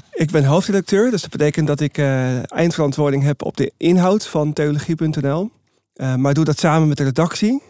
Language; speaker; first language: Dutch; native; Dutch